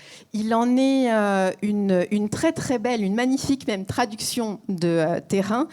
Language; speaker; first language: French; native; French